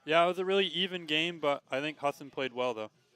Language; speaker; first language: English; native; English